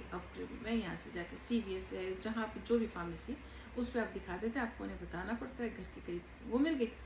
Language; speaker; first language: Urdu; native; Urdu